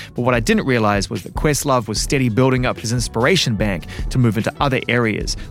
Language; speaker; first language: English; native; English